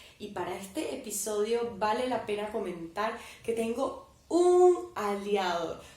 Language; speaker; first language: Spanish; native; Spanish